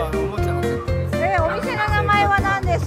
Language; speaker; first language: Japanese; native; Japanese